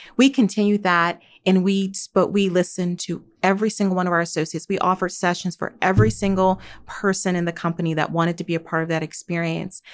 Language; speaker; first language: English; native; English